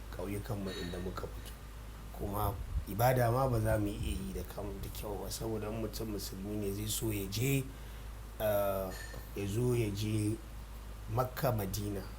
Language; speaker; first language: Hausa; non-native, local second language; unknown